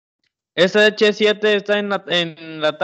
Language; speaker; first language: Spanish; native; Spanish